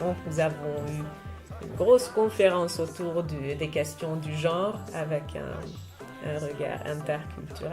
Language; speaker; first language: French; native; French